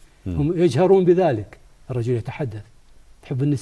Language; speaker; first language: Arabic; native; Arabic